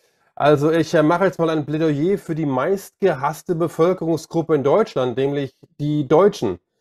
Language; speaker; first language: German; native; German